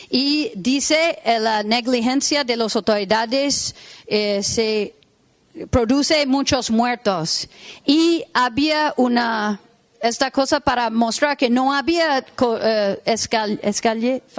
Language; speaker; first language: Spanish; non-native, fluent; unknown